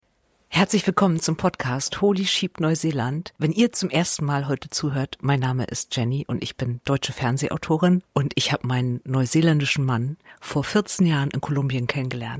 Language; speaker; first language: German; native; German